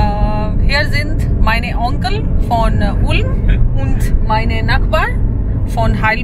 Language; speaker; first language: German; non-native, learner; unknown